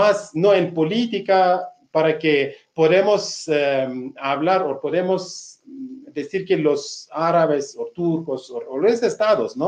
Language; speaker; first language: Spanish; non-native, fluent; Kurdish